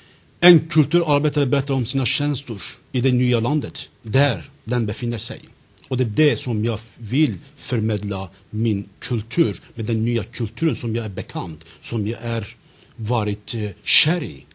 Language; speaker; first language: Swedish; non-native, fluent; Zaza